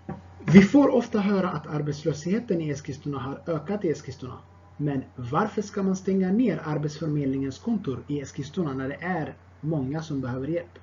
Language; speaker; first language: Swedish; non-native, fluent; Tigrinya